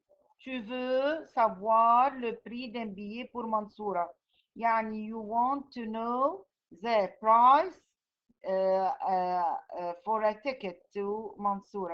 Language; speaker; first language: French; non-native, fluent; Arabic